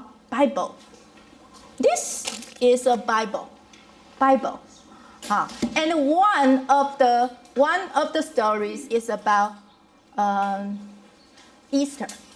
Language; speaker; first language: English; non-native, fluent; Chinese